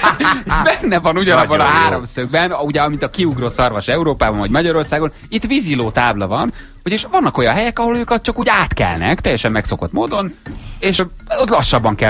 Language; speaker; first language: Hungarian; native; Hungarian